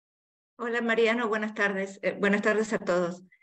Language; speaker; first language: Spanish; native; Spanish